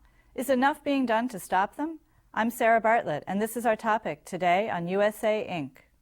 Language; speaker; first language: English; native; English